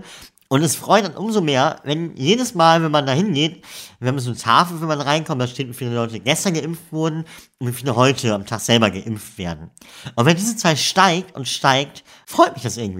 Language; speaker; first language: German; native; German